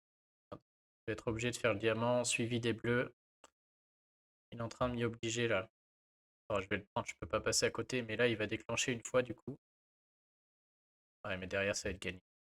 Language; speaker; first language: French; native; French